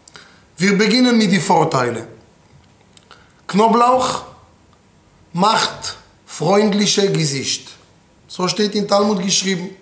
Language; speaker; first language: German; non-native, fluent; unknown